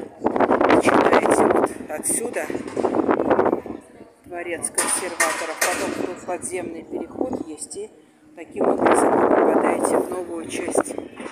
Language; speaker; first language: Russian; native; Russian